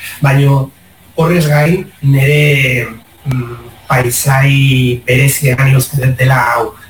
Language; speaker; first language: Basque; non-native, local second language; Spanish